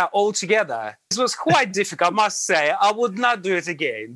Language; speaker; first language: English; non-native, fluent; Latvian